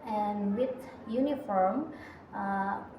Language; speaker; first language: English; non-native, learner; Indonesian